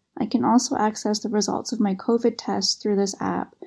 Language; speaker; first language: English; native; English